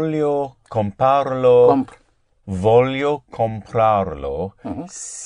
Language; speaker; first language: Italian; non-native, learner; English